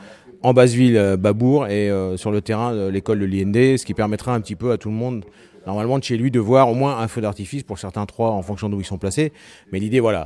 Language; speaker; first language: French; native; French